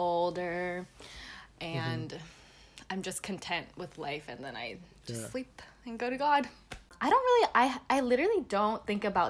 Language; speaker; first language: English; native; English